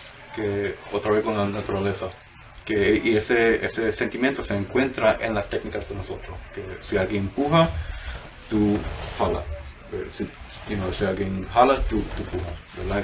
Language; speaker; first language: Spanish; early bilingual, heritage; Spanish